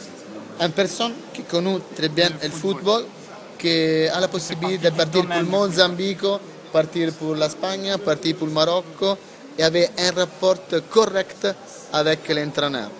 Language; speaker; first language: French; non-native, learner; Italian